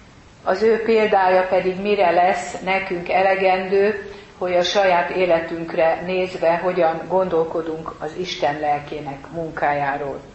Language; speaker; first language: Hungarian; native; Hungarian